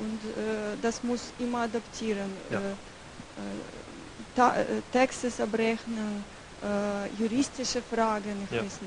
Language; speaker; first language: German; non-native, learner; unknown